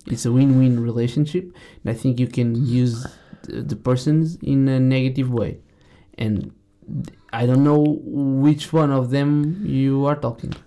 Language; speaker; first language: English; non-native, fluent; Portuguese